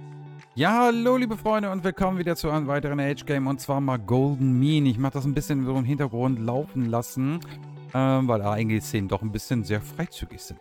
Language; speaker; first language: German; native; German